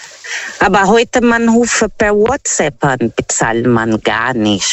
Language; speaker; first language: German; non-native, fluent; Portuguese